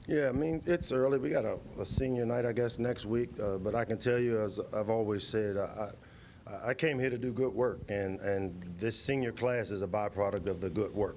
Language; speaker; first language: English; native; English